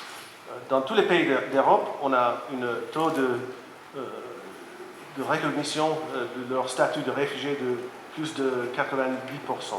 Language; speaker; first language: French; non-native, fluent; Latvian